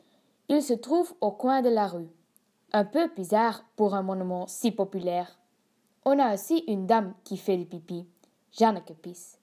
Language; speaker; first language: French; non-native, learner; Dutch